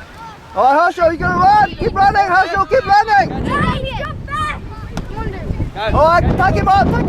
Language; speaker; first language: English; native; English